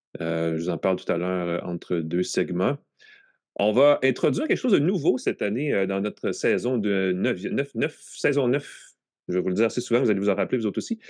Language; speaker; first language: French; native; French